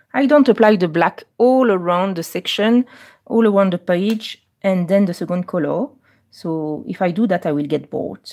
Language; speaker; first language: English; non-native, fluent; French